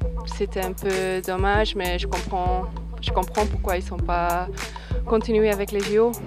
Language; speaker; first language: French; non-native, local second language; Dutch